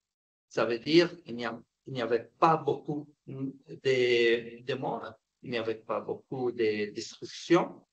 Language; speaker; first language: French; non-native, fluent; Arabic